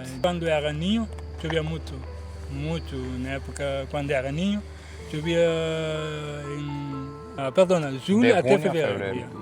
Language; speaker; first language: Portuguese; non-native, local second language; Kabuverdianu